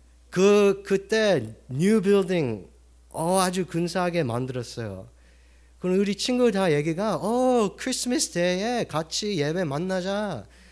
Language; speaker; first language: Korean; early bilingual, heritage; Korean